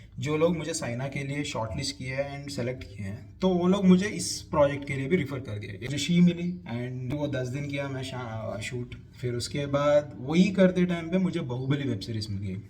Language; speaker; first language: Hindi; non-native, local second language; Telugu